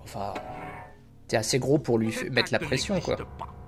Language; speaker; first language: French; native; French